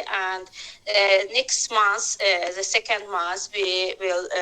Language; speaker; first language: English; non-native, learner; Azerbaijani